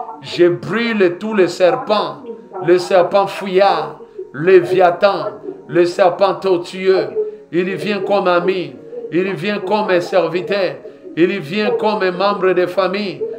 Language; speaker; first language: French; non-native, local second language; Lingala